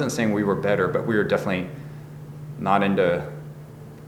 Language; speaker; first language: English; native; English